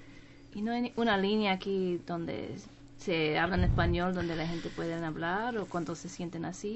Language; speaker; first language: Spanish; non-native, fluent; English